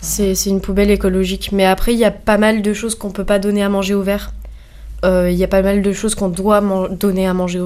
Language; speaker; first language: French; native; French